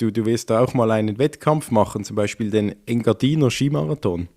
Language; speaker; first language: German; native; German